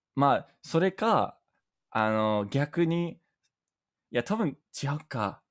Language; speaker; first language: Japanese; non-native, learner; English